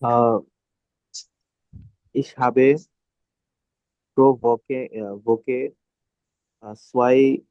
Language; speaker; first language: German; non-native, learner; Bangla